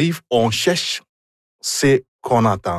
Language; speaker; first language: French; non-native, fluent; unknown